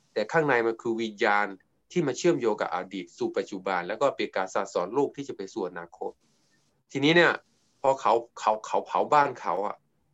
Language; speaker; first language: Thai; non-native, local second language; S'gaw Karen